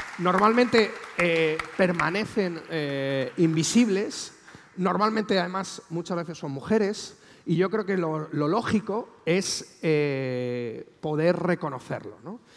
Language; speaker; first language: Spanish; native; Spanish